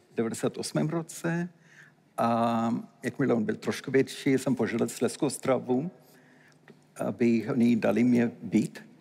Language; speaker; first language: Czech; non-native, fluent; Tamil